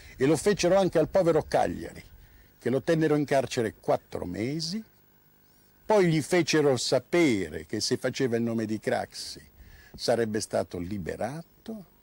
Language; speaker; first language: Italian; native; Italian